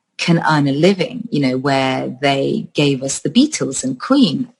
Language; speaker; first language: English; early bilingual, other home language; Georgian